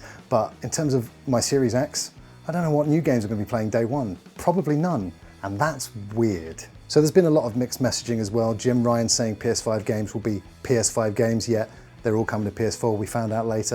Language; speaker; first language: English; native; English